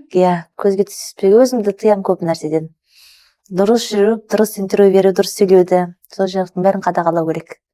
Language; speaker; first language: Kazakh; early bilingual, heritage; Kazakh